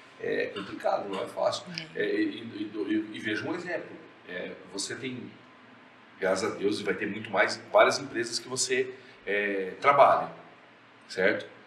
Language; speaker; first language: Portuguese; native; Portuguese